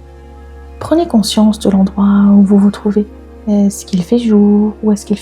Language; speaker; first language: French; native; French